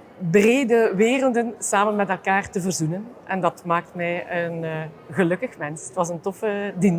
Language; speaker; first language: Dutch; native; Dutch